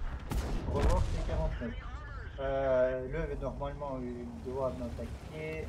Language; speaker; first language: French; non-native, learner; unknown